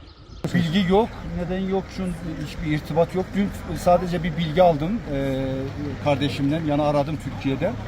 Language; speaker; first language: Turkish; non-native, learner; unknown